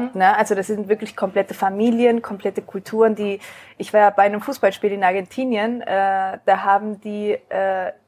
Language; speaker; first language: German; early bilingual, other home language; Spanish